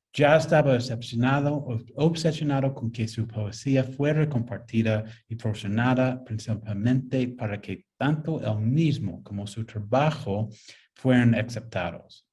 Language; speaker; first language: Spanish; non-native, fluent; English